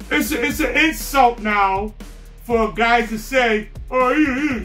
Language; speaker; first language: English; native; English